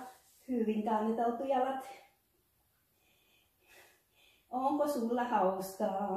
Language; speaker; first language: Finnish; non-native, learner; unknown